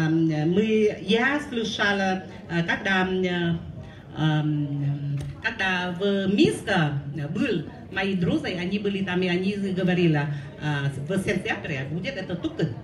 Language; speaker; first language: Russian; non-native, learner; Vietnamese